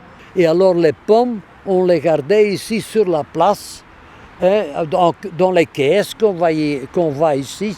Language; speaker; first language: French; non-native, local second language; Dutch